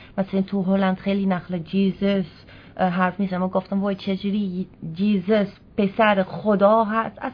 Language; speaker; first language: Persian; non-native, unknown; Dutch